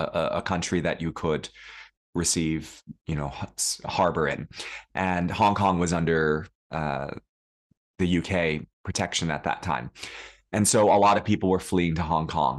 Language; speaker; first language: English; early bilingual, other home language; Cantonese